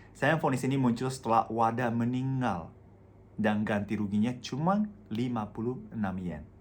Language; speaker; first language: Indonesian; non-native, fluent; Japanese